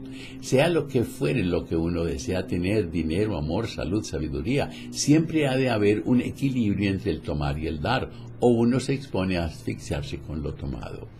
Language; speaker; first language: Spanish; native; Spanish